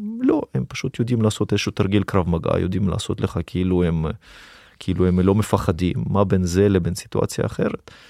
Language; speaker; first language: Hebrew; early bilingual, other home language; Russian